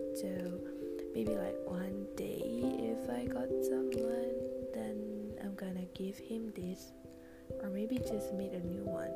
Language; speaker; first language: English; non-native, local second language; Malay